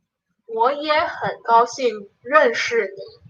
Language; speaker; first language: Chinese; non-native, learner; Polish